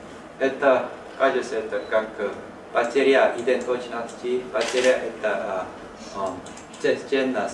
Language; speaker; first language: Russian; non-native, learner; Korean